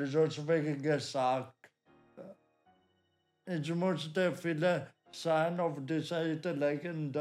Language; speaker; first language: German; non-native, learner; Polish